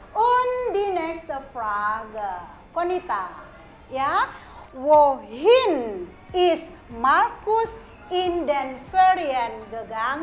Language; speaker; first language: German; non-native, fluent; Indonesian